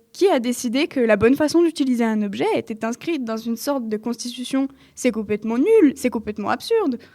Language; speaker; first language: French; native; French